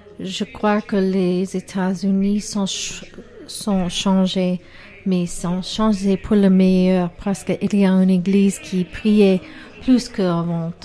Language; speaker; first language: French; non-native, learner; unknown